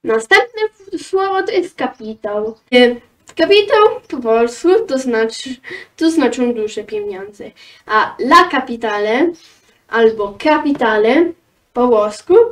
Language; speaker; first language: Polish; early bilingual, heritage; Polish